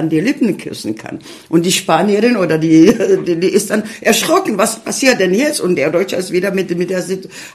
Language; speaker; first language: German; early bilingual, heritage; German